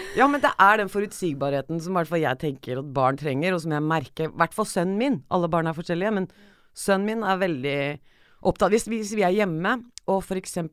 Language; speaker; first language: Norwegian; native; Norwegian